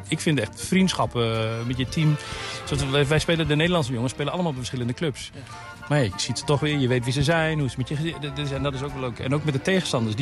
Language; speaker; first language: Dutch; native; Dutch